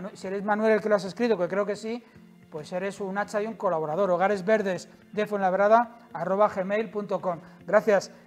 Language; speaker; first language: Spanish; native; Spanish